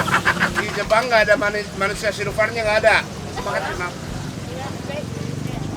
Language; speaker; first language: Indonesian; non-native, fluent; Japanese